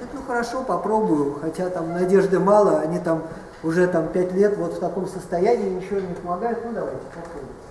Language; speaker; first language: Russian; native; Russian